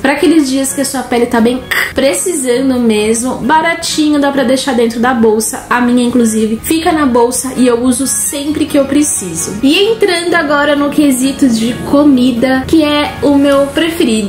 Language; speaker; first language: Portuguese; native; Portuguese